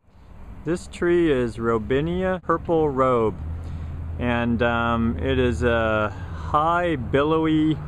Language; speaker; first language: English; native; English